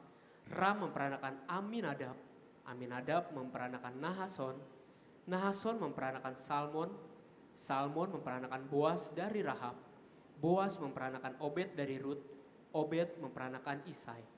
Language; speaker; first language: Indonesian; native; Indonesian